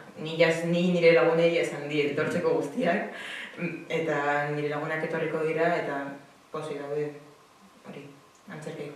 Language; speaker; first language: Basque; non-native, local second language; Spanish